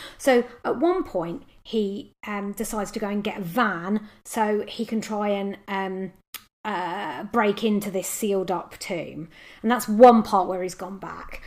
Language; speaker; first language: English; native; English